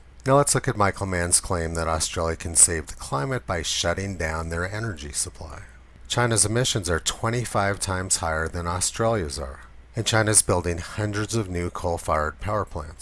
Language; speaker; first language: English; native; English